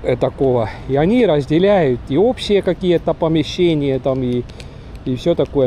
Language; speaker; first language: Russian; non-native, learner; Estonian